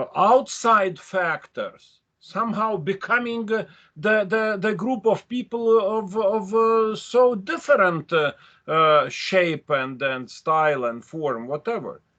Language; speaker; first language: English; non-native, fluent; Lithuanian